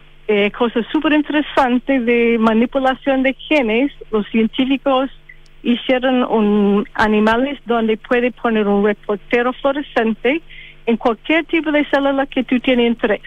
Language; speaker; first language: Spanish; non-native, fluent; English